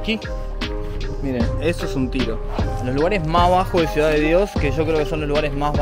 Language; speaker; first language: Portuguese; non-native, learner; Spanish